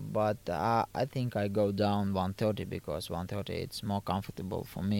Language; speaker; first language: English; non-native, fluent; Ukrainian